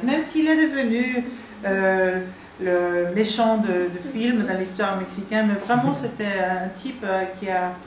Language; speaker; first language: French; non-native, fluent; Spanish